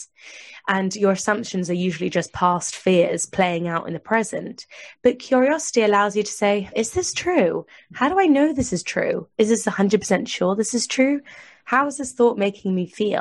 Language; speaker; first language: English; native; English